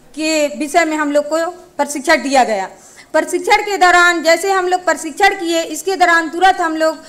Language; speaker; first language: Hindi; native; Hindi